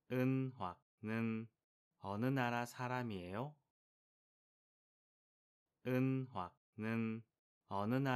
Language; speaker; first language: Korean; non-native, fluent; Vietnamese